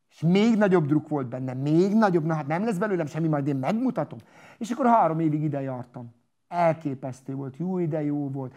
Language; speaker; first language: Hungarian; non-native, local second language; Romany